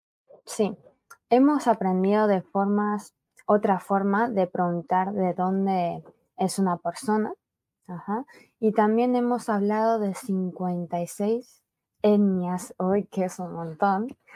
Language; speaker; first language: Spanish; early bilingual, other home language; Chinese